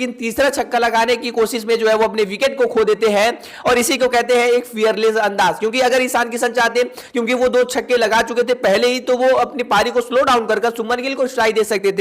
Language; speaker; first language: Hindi; native; Hindi